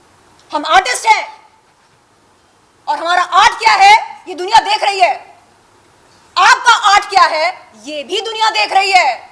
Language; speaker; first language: Hindi; native; Hindi